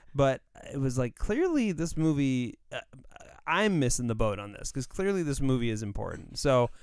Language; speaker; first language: English; early bilingual, other home language; Spanish